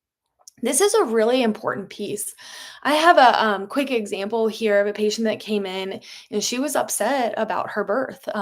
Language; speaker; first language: English; native; English